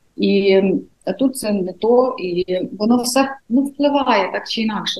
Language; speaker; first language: Ukrainian; native; Ukrainian